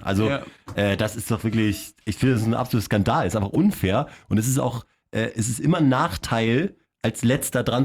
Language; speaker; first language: German; native; German